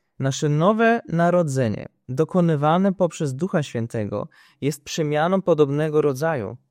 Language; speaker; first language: Polish; native; Polish